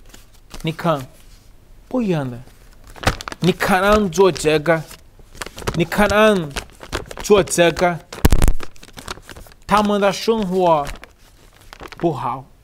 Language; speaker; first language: Chinese; non-native, learner; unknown